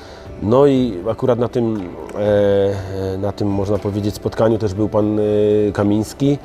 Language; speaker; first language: Polish; native; Polish